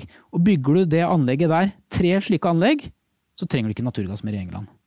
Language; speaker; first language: Norwegian; native; Norwegian